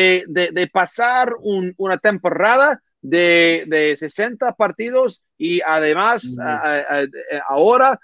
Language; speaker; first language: Spanish; non-native, learner; English